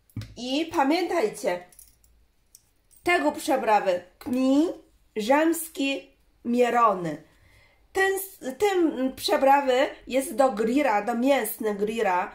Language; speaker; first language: Polish; non-native, learner; Chinese